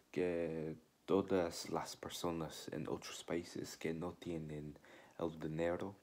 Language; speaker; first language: Spanish; non-native, learner; English